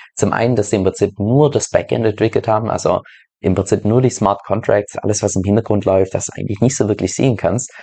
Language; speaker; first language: German; native; German